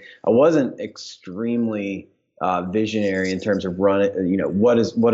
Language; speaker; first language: English; native; English